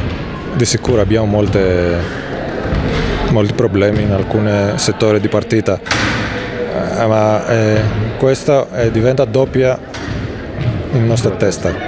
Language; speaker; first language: Italian; non-native, fluent; Greek